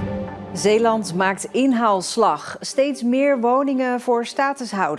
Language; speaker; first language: Dutch; native; Dutch